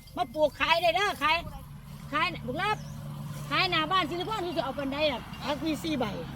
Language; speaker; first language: Thai; native; Thai